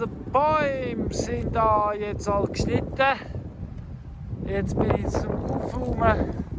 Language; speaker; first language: German; native; German